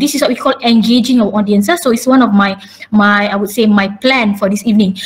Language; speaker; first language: English; non-native, local second language; Malay